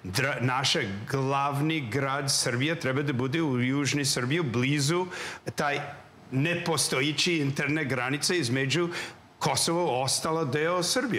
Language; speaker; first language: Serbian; non-native, learner; English